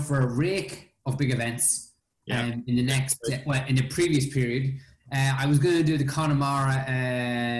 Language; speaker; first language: English; native; English